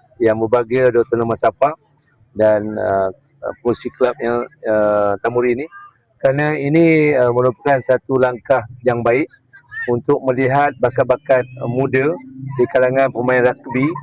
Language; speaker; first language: Malay; native; Malay